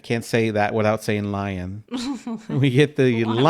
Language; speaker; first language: English; native; English